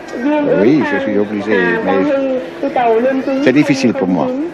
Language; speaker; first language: French; non-native, fluent; Swiss German